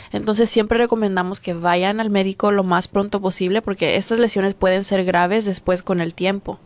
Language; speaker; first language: Spanish; early bilingual, heritage; Spanish